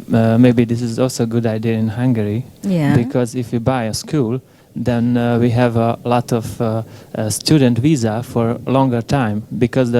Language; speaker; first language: English; non-native, learner; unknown